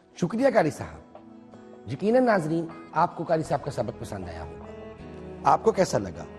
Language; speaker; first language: Urdu; native; Urdu